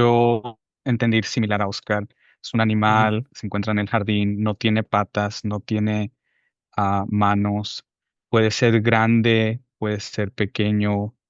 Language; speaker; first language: Spanish; non-native, fluent; English